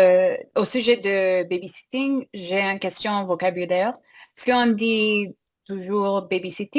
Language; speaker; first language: French; non-native, fluent; English